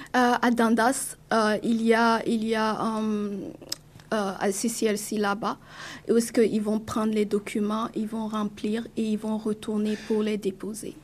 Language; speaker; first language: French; non-native, local second language; Mossi